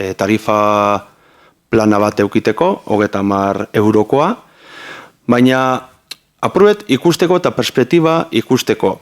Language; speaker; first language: Basque; native; Basque